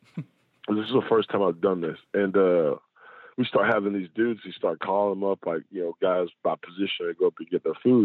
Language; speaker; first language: English; native; English